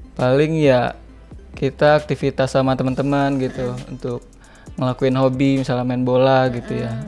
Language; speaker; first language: Indonesian; native; Indonesian